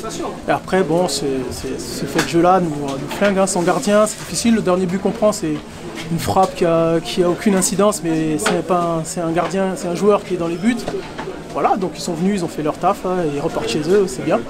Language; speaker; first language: French; native; French